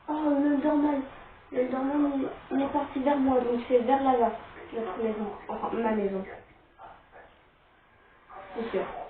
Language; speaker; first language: French; native; French